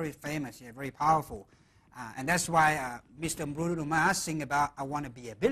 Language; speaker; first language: English; non-native, fluent; Thai